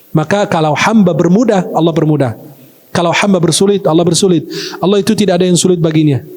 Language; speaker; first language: Malay; non-native, fluent; Arabic